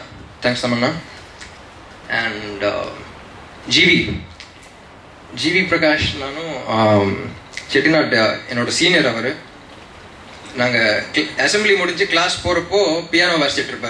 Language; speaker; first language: Tamil; non-native, local second language; Telugu